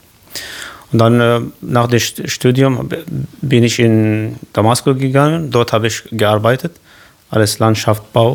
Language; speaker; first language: German; non-native, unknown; Kurdish